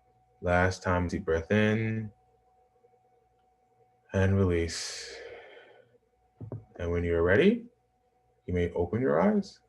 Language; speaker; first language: English; native; English